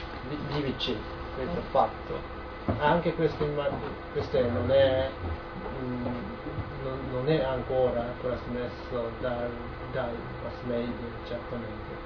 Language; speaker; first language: Italian; non-native, learner; Japanese